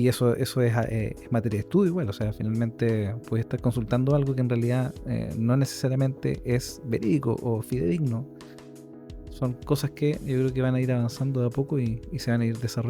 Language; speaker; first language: Spanish; native; Spanish